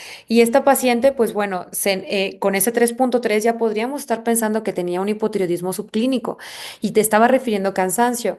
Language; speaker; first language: Spanish; native; Spanish